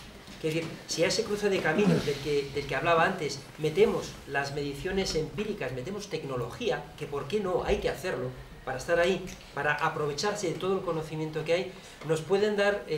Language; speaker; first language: Spanish; native; Spanish